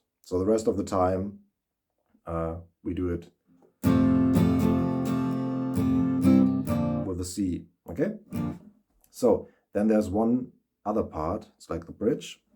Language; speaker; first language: English; non-native, fluent; German